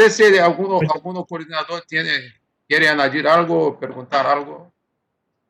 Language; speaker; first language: Spanish; non-native, learner; Portuguese